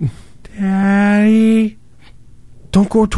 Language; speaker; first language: English; native; English